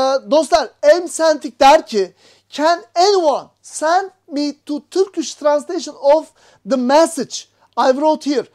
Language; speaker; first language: English; non-native, learner; Turkish